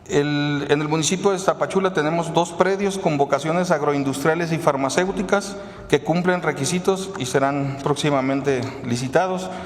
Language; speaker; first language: Spanish; native; Spanish